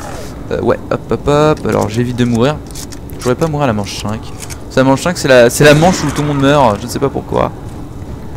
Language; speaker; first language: French; native; French